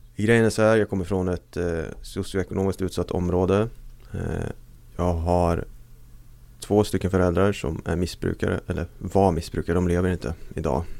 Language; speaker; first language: Swedish; native; Swedish